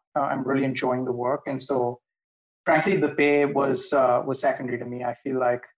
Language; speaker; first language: English; non-native, local second language; Hindi